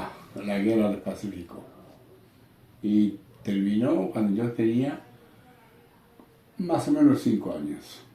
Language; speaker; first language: Spanish; non-native, learner; Japanese